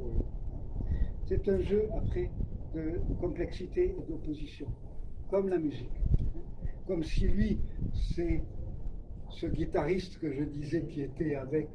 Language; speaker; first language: French; native; French